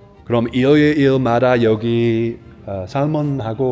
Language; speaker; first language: Korean; non-native, fluent; Dutch